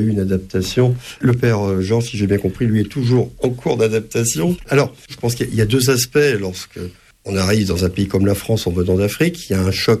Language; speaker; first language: French; native; French